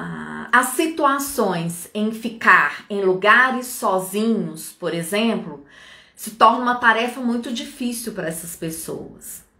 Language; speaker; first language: Portuguese; native; Portuguese